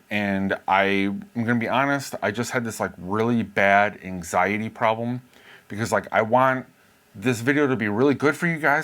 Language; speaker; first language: English; native; English